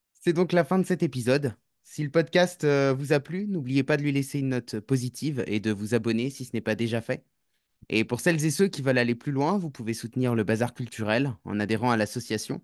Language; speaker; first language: French; native; French